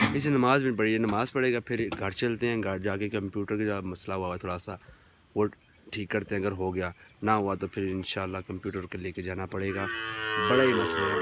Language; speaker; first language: Urdu; non-native, local second language; Punjabi